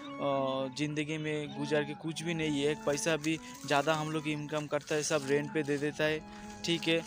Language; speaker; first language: Hindi; non-native, local second language; Bangla